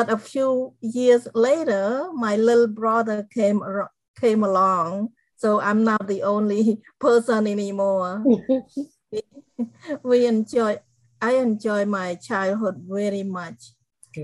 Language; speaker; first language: English; non-native, fluent; Khmer